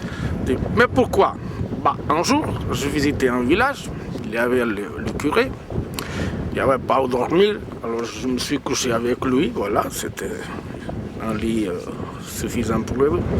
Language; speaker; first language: French; non-native, fluent; Portuguese